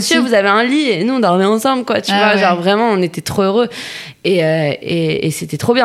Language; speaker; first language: French; native; French